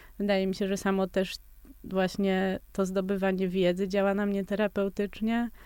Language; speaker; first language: Polish; native; Polish